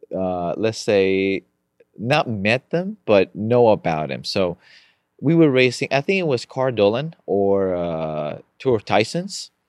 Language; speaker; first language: English; non-native, fluent; Spanish